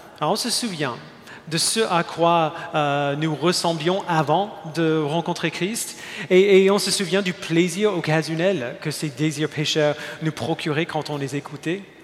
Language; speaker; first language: French; non-native, fluent; English